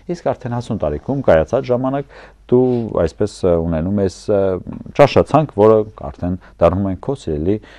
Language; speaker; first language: Armenian; native; Armenian